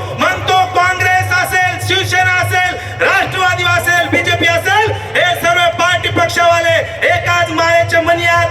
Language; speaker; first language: Marathi; non-native, local second language; Lambadi